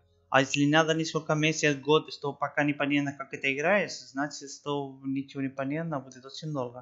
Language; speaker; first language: Russian; non-native, learner; Spanish